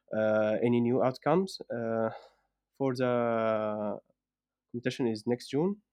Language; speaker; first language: English; non-native, fluent; Arabic